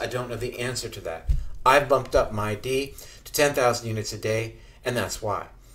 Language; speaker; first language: English; native; English